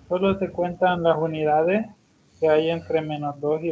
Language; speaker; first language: Spanish; native; Spanish